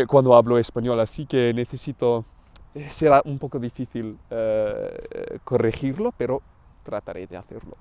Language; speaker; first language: Spanish; non-native, fluent; English